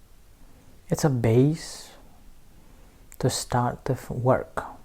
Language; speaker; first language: English; non-native, fluent; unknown